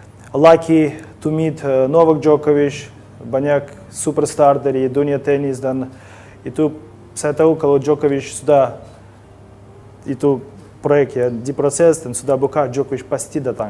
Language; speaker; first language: Indonesian; non-native, learner; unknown